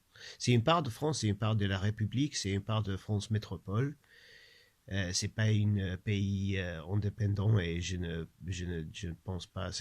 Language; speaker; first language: French; non-native, learner; English